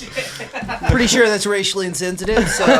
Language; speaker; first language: English; native; English